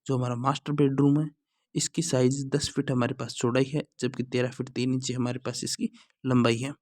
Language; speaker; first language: Hindi; native; Hindi